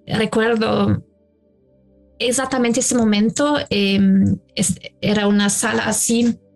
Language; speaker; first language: Spanish; non-native, fluent; German